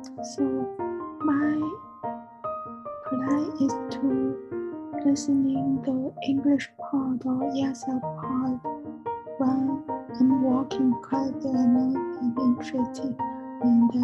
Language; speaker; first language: English; non-native, learner; Chinese